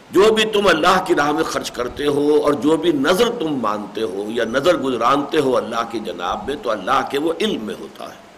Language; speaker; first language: Urdu; native; Urdu